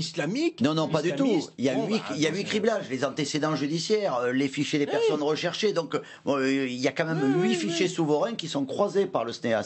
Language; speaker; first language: French; native; French